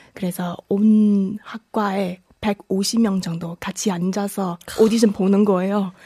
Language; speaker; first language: Korean; non-native, fluent; Chinese